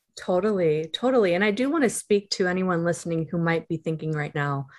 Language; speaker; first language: English; native; English